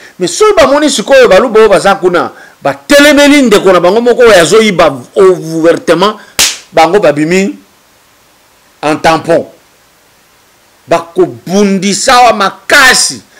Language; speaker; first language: Lingala; non-native, local second language; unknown